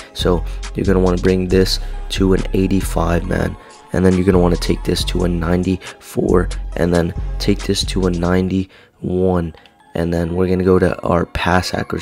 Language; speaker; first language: English; native; English